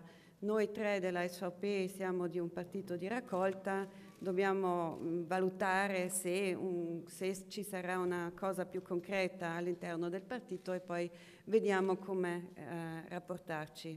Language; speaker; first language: Italian; non-native, local second language; German